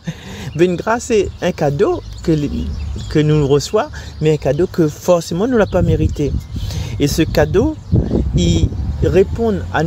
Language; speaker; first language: French; non-native, local second language; Réunion Creole French